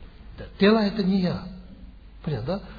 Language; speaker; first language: Russian; non-native, learner; Tibetan